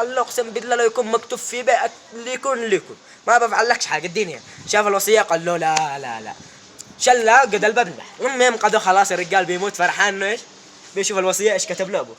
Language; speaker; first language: Arabic; native; Arabic